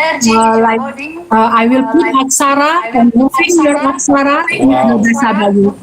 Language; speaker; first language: English; non-native, learner; Balinese